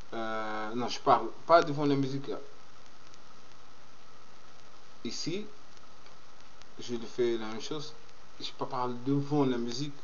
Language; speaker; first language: French; non-native, learner; Portuguese